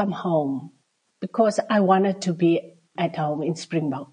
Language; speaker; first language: English; non-native, local second language; Afrikaans